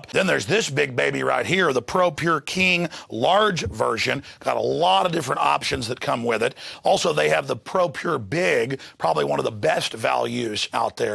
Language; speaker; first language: English; native; English